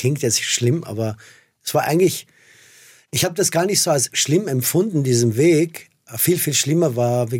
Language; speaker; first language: German; non-native, fluent; Persian